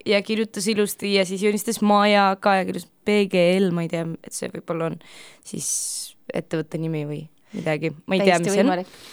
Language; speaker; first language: Estonian; native; Estonian